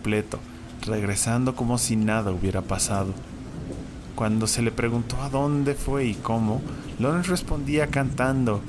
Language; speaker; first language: Spanish; native; Spanish